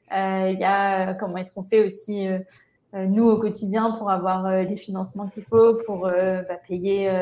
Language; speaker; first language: French; native; French